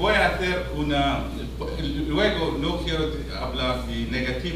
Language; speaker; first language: Spanish; non-native, fluent; Arabic